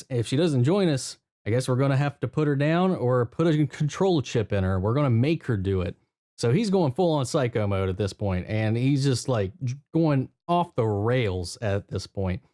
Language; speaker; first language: English; native; English